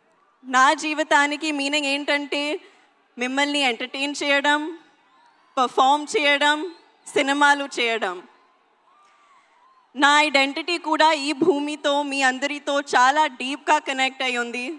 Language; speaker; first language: Telugu; non-native, local second language; Hindi